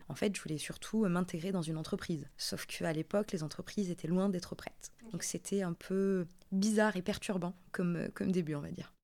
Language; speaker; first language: French; non-native, local second language; Arabic